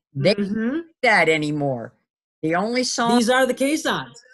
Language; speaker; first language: English; native; English